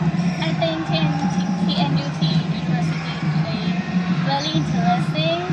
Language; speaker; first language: English; non-native, learner; Thai